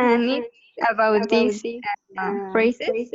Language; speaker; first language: English; non-native, learner; Spanish